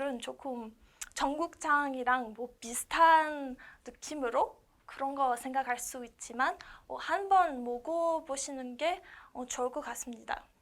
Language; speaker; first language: Korean; non-native, learner; French